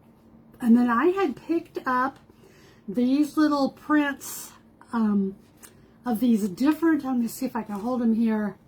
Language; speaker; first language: English; native; English